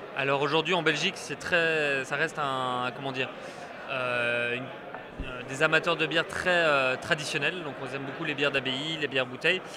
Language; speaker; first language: French; native; French